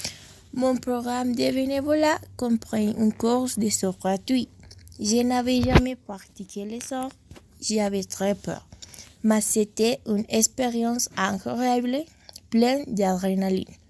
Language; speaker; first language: French; non-native, learner; Spanish